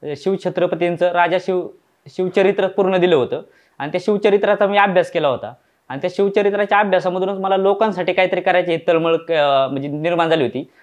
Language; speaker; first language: Marathi; native; Marathi